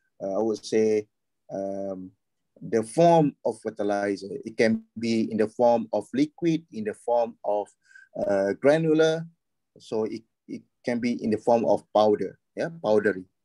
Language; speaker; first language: English; non-native, local second language; Malay